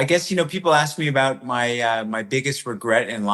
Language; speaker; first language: English; native; English